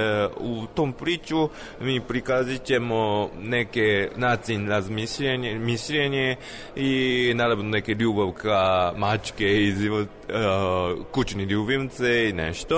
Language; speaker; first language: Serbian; non-native, learner; Japanese